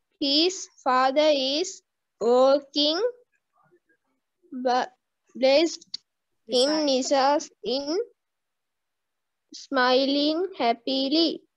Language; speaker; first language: English; non-native, learner; Sinhala